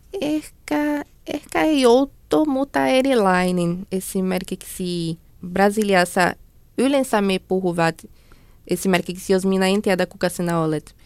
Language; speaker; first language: Finnish; non-native, learner; Portuguese